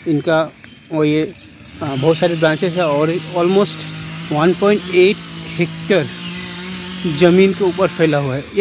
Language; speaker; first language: Hindi; non-native, local second language; Bangla